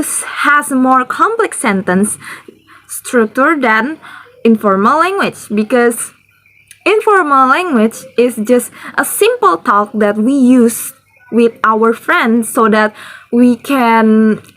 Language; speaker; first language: English; non-native, learner; Indonesian